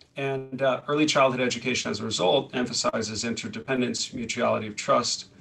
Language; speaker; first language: English; native; English